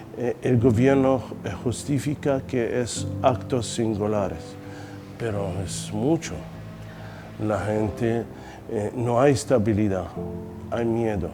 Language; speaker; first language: Spanish; non-native, fluent; Arabic